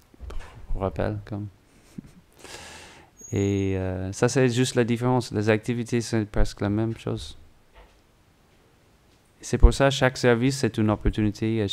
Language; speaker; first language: French; non-native, learner; English